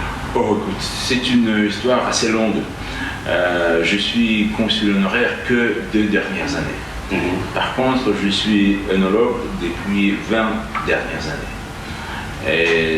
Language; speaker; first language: French; non-native, fluent; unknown